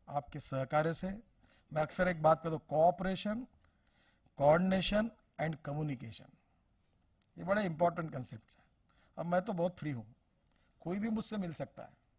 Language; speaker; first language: Hindi; non-native, local second language; Marathi